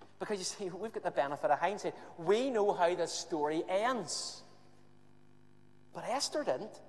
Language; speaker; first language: English; native; English